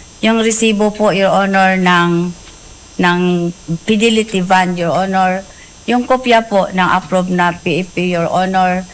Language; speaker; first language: Filipino; non-native, local second language; Cebuano